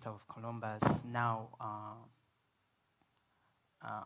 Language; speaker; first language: English; non-native, fluent; Swahili